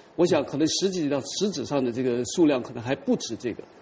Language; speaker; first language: Chinese; native; Chinese